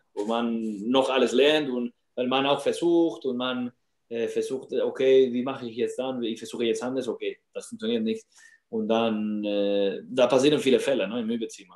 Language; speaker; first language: German; non-native, fluent; Spanish